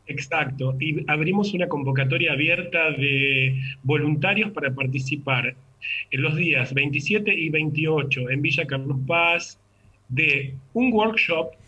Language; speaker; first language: Spanish; native; Spanish